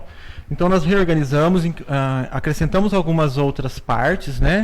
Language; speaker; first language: Portuguese; native; Portuguese